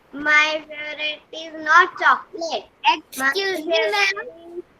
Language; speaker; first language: English; non-native, learner; Hindi